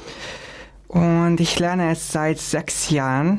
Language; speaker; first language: German; non-native, fluent; Hungarian